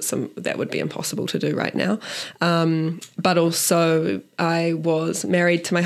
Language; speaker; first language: English; native; English